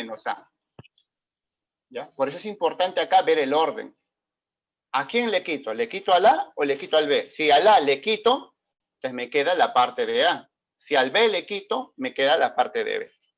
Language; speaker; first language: Spanish; native; Spanish